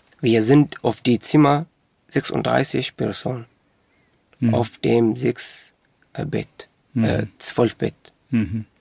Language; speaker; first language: German; non-native, local second language; Arabic